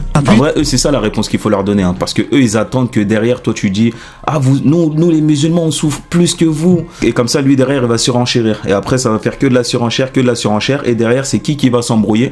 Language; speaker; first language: French; native; French